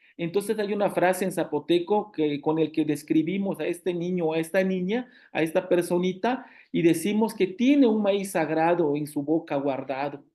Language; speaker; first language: Spanish; non-native, local second language; Zapotec